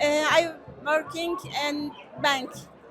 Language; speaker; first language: English; non-native, learner; Turkish